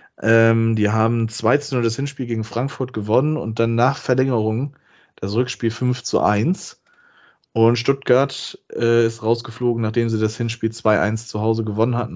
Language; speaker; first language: German; native; German